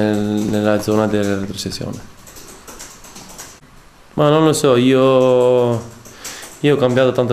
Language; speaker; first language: Italian; non-native, fluent; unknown